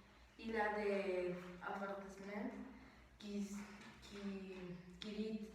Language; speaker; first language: French; non-native, learner; Spanish